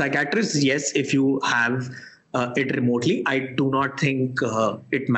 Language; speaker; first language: English; non-native, local second language; Hindi